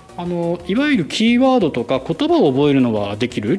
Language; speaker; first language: Japanese; native; Japanese